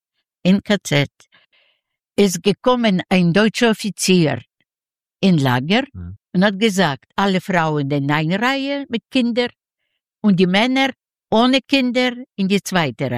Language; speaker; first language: German; non-native, learner; Yiddish